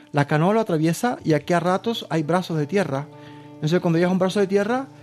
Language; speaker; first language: Spanish; early bilingual, other home language; Bulgarian